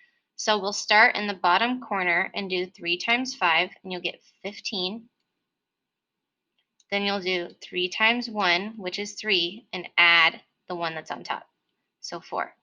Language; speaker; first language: English; native; English